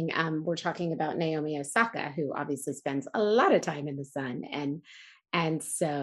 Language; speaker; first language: English; native; English